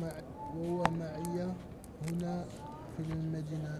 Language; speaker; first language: Arabic; non-native, learner; French